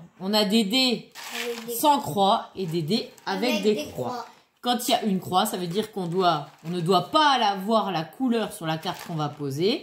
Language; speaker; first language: French; native; French